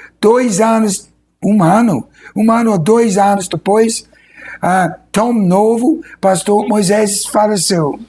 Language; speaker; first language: Portuguese; non-native, fluent; English